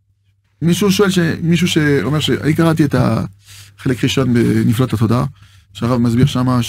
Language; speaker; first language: Hebrew; non-native, fluent; French